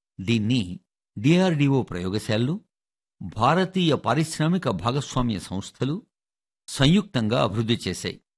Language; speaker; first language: Telugu; native; Telugu